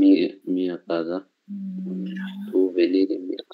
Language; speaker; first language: Italian; non-native, learner; Bangla